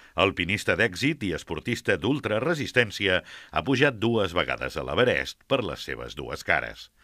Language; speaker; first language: Catalan; native; Catalan